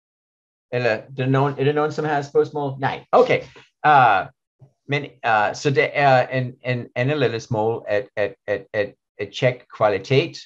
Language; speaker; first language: Danish; non-native, learner; English